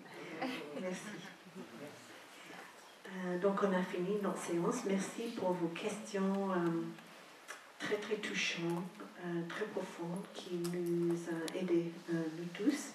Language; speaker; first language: French; non-native, fluent; English